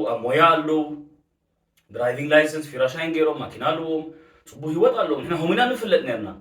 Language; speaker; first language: Tigrinya; early bilingual, heritage; Tigrinya